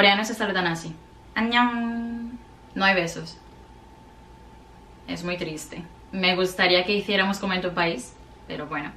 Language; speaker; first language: Spanish; non-native, fluent; Korean